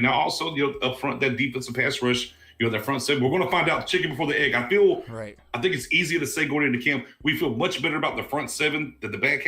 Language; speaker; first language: English; native; English